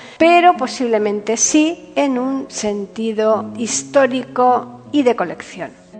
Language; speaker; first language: Spanish; native; Spanish